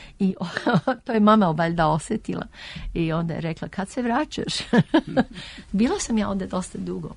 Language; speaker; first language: Serbian; early bilingual, heritage; Serbian